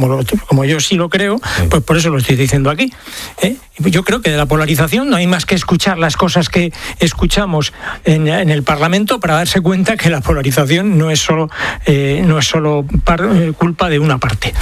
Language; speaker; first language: Spanish; native; Spanish